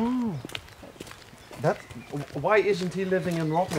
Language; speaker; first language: English; non-native, fluent; Dutch